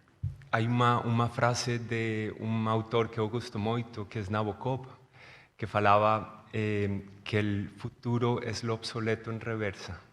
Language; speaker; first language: Portuguese; non-native, learner; Spanish